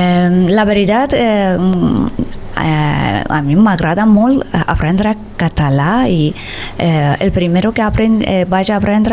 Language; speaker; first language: Catalan; non-native, learner; Persian